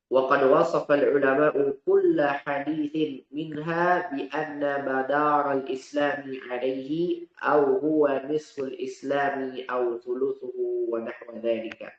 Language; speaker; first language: Arabic; non-native, fluent; Indonesian